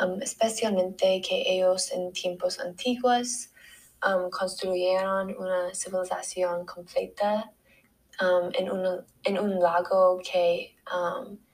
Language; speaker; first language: Spanish; non-native, learner; English